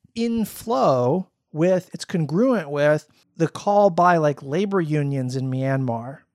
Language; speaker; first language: English; native; English